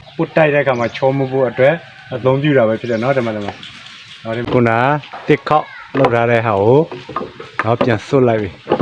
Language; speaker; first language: Burmese; non-native, local second language; S'gaw Karen